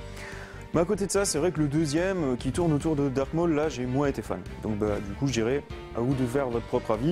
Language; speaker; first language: French; native; French